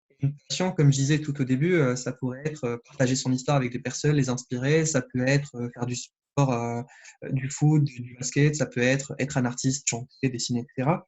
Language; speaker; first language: French; non-native, local second language; Arabic